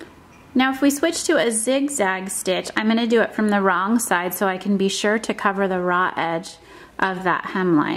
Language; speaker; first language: English; native; English